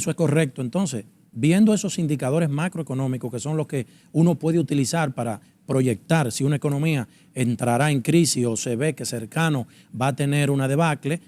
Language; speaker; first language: Spanish; native; Spanish